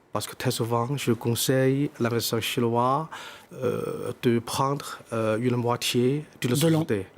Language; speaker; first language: French; non-native, fluent; Chinese